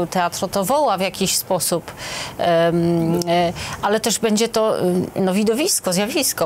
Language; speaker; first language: Polish; native; Polish